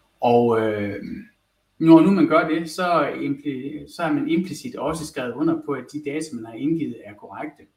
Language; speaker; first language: Danish; native; Danish